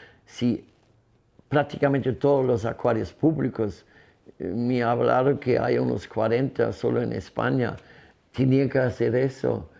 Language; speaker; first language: Spanish; non-native, fluent; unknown